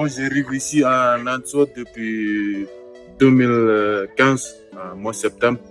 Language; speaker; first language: French; non-native, local second language; Fijian